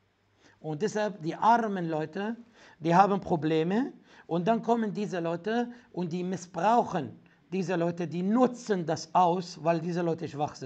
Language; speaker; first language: German; non-native, fluent; Arabic